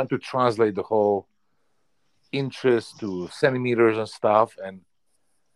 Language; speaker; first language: English; non-native, fluent; Polish